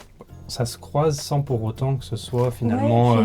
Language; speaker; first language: French; native; French